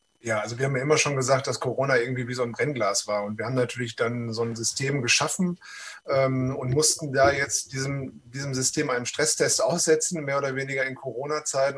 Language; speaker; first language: German; native; German